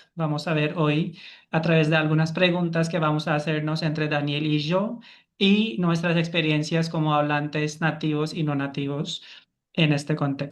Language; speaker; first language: Spanish; non-native, fluent; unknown